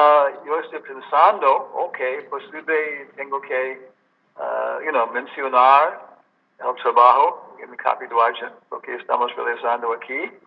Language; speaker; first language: Spanish; non-native, learner; English